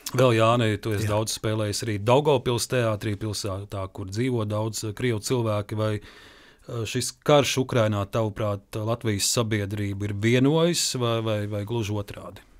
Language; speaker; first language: Latvian; native; Latvian